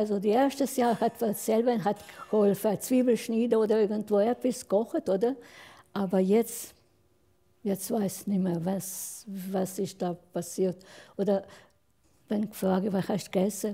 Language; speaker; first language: German; non-native, learner; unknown